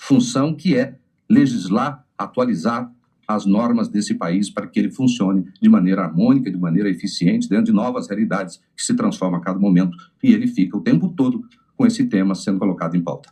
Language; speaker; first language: Portuguese; native; Portuguese